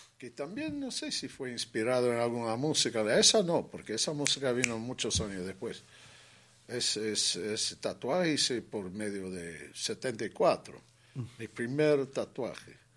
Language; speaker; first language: Spanish; non-native, fluent; English